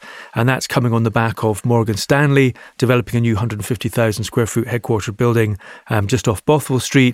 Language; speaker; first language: English; native; English